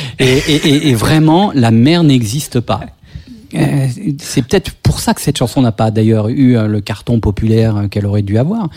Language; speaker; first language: French; native; French